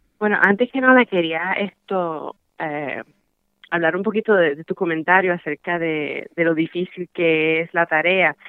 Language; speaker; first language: Spanish; early bilingual, heritage; Spanish